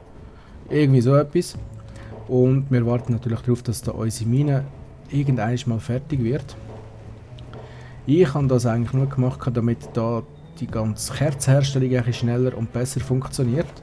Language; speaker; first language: German; native; German